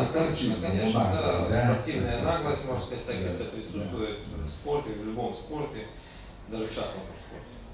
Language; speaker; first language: Russian; native; Russian